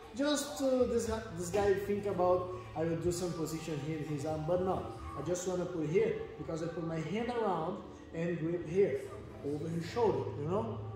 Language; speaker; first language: English; non-native, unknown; Portuguese